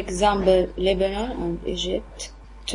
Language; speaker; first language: English; non-native, learner; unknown